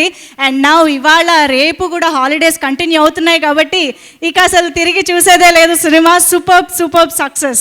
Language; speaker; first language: Telugu; native; Telugu